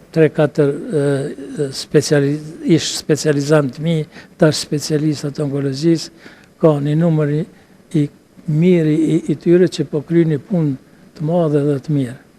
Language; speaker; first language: Albanian; native; Albanian